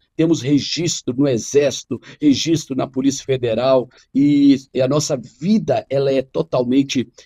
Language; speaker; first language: Portuguese; non-native, fluent; Arabic